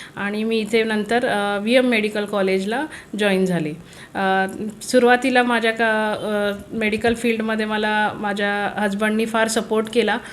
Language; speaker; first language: Marathi; native; Marathi